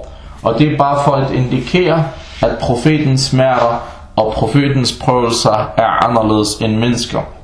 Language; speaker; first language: Danish; non-native, fluent; Arabic